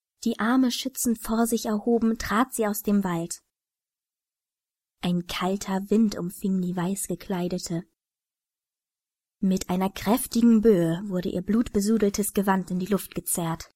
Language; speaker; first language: German; native; German